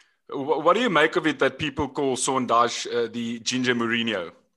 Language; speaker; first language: English; non-native, local second language; Afrikaans